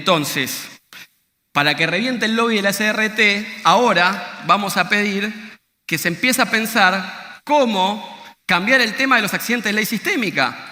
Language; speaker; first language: Spanish; native; Spanish